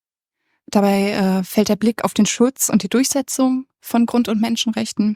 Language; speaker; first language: German; native; German